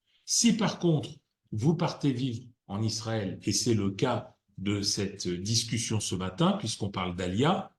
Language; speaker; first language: French; native; French